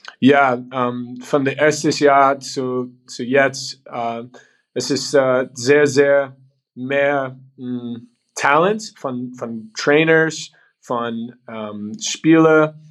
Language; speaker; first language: German; non-native, learner; English